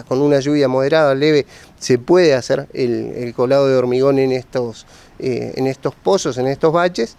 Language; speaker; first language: Spanish; native; Spanish